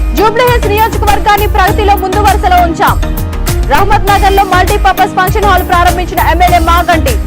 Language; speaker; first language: Telugu; native; Telugu